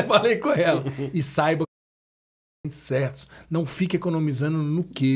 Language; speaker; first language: Portuguese; native; Portuguese